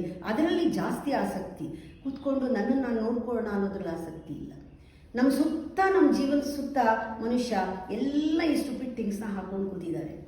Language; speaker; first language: Kannada; native; Kannada